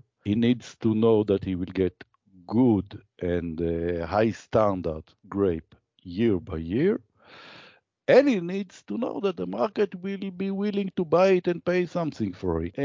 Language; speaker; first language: English; non-native, fluent; Hebrew